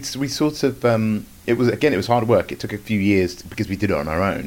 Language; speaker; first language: English; native; English